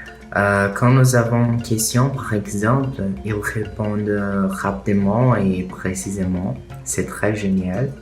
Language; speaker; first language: French; non-native, learner; Portuguese